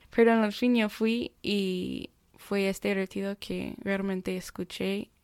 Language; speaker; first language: Spanish; non-native, fluent; English